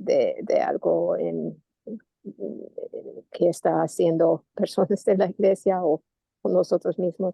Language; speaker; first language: Spanish; non-native, learner; English